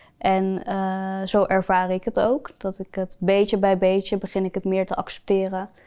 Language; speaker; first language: Dutch; early bilingual, other home language; Spanish